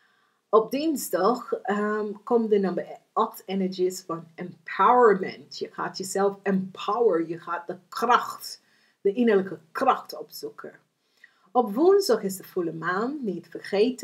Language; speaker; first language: Dutch; non-native, learner; English